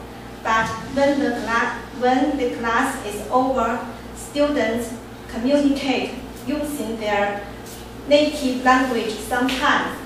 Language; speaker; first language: English; non-native, learner; Chinese